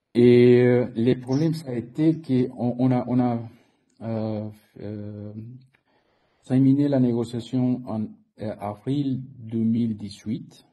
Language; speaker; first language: French; non-native, fluent; Spanish